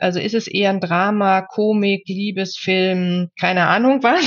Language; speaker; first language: German; native; German